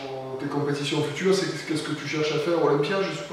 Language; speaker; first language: French; native; French